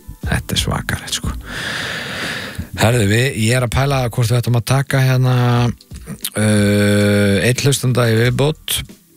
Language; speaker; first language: Icelandic; native; Icelandic